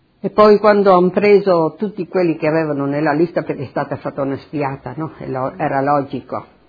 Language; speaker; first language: Italian; non-native, local second language; Slovenian